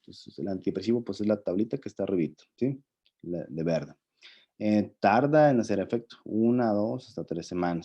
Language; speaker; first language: Spanish; native; Spanish